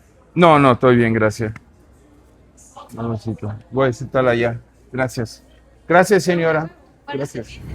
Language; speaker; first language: Spanish; non-native, learner; English